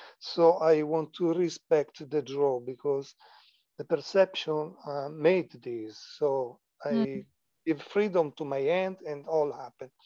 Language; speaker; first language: English; non-native, learner; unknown